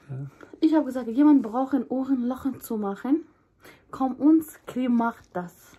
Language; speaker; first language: German; non-native, learner; Somali